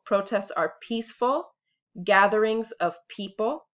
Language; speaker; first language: English; native; English